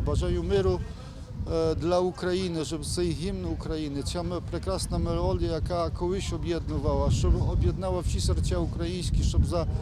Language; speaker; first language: Ukrainian; early bilingual, heritage; Ukrainian